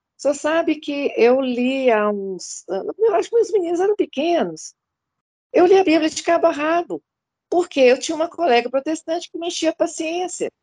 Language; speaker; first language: Portuguese; native; Portuguese